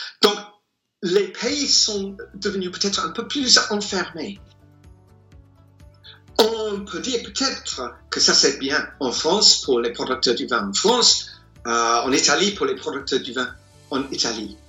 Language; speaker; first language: French; non-native, fluent; English